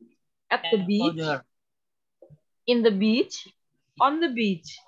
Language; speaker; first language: English; non-native, fluent; Indonesian